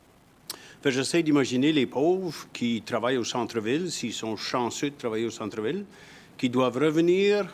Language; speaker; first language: French; native; French